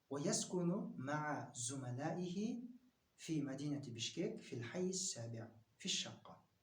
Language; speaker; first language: Arabic; non-native, fluent; Kyrgyz